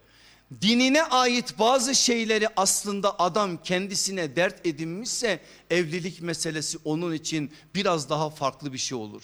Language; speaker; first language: Turkish; native; Turkish